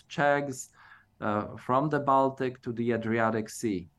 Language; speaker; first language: English; non-native, fluent; Polish